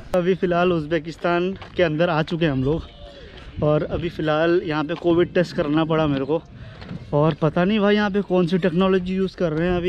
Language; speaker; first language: Hindi; native; Hindi